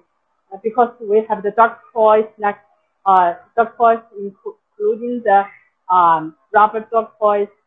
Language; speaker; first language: English; non-native, local second language; Chinese